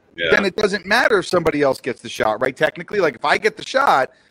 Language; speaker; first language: English; native; English